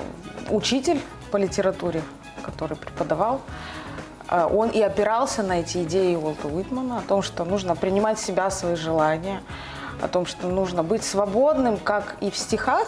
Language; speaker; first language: Russian; native; Russian